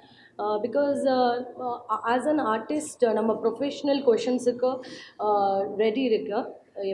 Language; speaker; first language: Tamil; non-native, learner; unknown